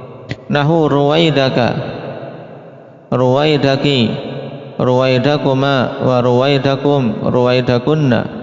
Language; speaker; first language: Arabic; non-native, fluent; Indonesian